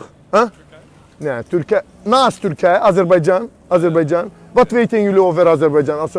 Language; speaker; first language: Dutch; non-native, fluent; Azerbaijani